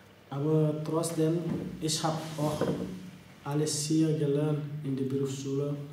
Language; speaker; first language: German; non-native, learner; French